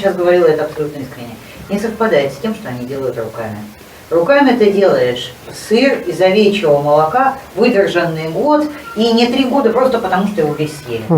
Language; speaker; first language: Russian; native; Russian